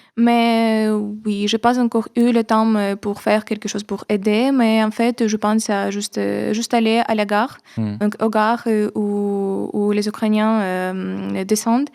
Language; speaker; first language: French; non-native, fluent; Ukrainian